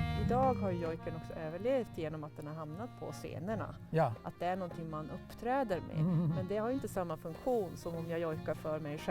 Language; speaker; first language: Swedish; native; Swedish